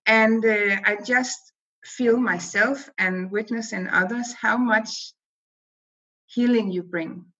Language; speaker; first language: English; non-native, fluent; Danish